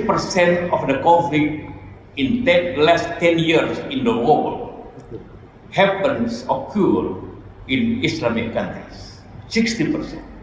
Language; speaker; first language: English; non-native, learner; Indonesian